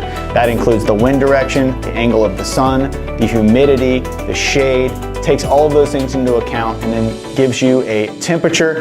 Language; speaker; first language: English; native; English